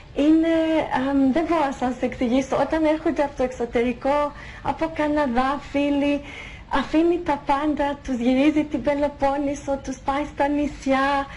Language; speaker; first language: Greek; early bilingual, heritage; Greek